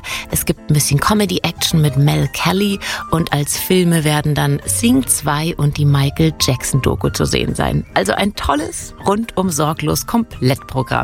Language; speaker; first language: German; native; German